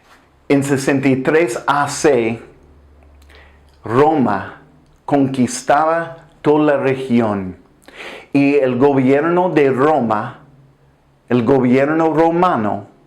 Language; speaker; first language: Spanish; non-native, fluent; English